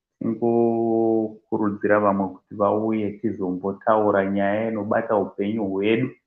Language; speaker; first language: Shona; native; Shona